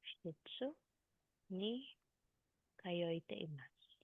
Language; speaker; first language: Japanese; non-native, learner; Filipino